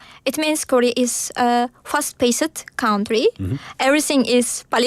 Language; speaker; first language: English; non-native, learner; Uzbek